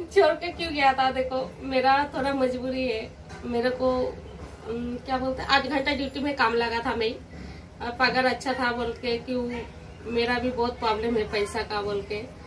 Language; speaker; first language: Hindi; non-native, local second language; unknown